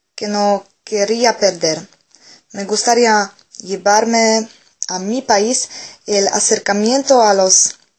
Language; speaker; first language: Spanish; non-native, learner; Polish